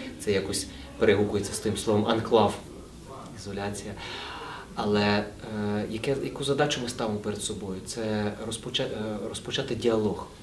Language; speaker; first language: Ukrainian; native; Ukrainian